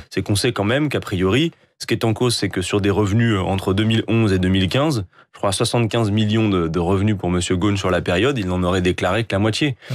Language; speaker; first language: French; native; French